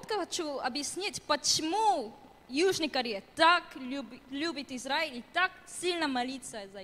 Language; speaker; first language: Russian; non-native, fluent; Korean